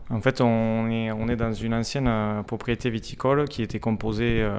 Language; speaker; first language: French; native; French